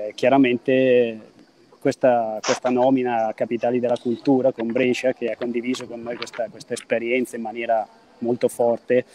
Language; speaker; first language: Italian; native; Italian